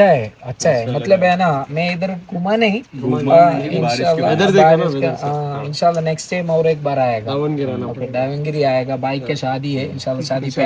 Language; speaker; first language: Hindi; non-native, fluent; Malayalam